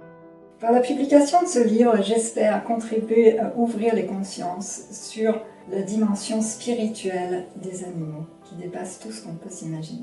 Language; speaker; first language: French; native; French